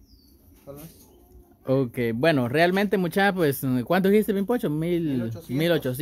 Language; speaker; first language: Spanish; native; Spanish